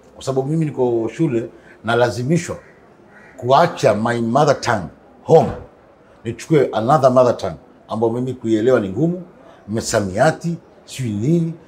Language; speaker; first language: Swahili; non-native, local second language; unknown